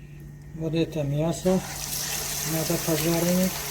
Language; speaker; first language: Russian; non-native, learner; Tajik